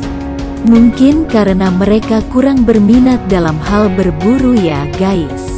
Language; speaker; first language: Indonesian; native; Indonesian